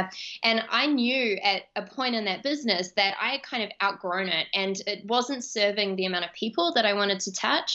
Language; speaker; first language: English; native; English